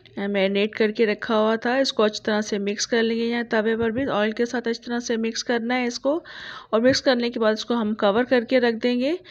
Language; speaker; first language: Urdu; native; Urdu